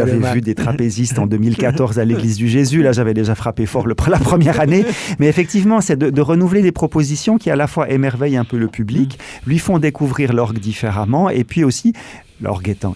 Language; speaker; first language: French; native; French